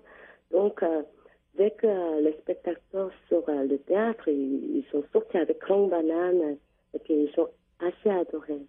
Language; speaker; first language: French; non-native, learner; Korean